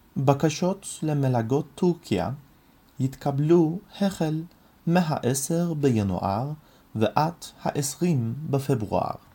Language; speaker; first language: Hebrew; non-native, fluent; Turkish